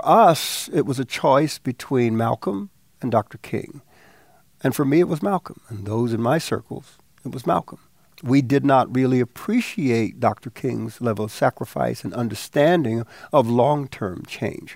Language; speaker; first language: English; early bilingual, other home language; Spanish